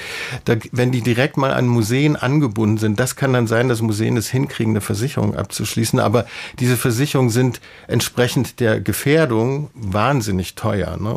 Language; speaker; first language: German; native; German